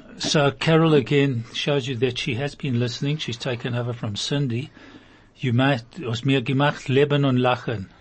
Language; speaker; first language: English; native; English